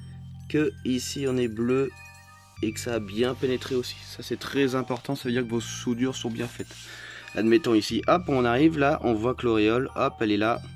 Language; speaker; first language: French; native; French